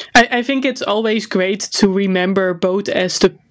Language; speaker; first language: English; non-native, fluent; Dutch